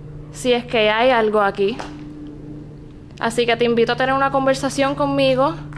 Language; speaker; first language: Spanish; native; Spanish